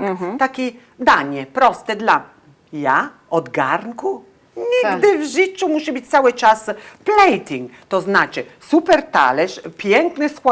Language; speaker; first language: Polish; non-native, learner; Italian